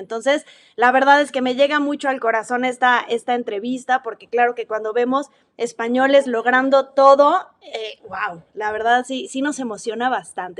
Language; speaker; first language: Spanish; native; Spanish